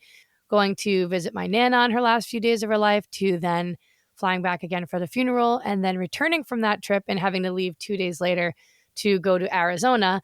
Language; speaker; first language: English; native; English